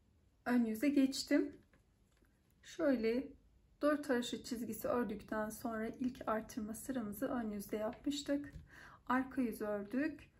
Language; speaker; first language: Turkish; native; Turkish